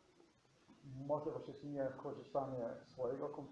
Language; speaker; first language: Polish; non-native, learner; Slovenian